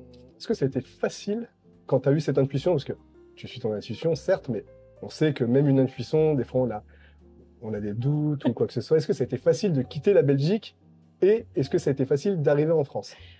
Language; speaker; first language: French; native; French